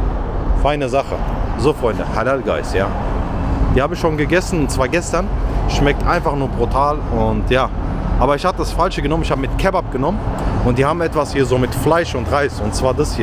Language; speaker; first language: German; non-native, local second language; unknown